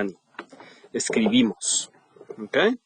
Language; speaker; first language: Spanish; non-native, fluent; English